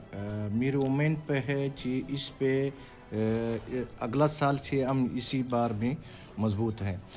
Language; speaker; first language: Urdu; non-native, local second language; Pashto